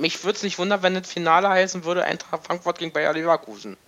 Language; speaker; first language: German; native; German